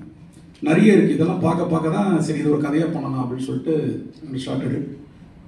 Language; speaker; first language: Tamil; native; Tamil